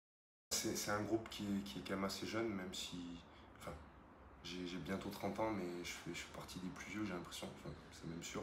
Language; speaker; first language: French; native; French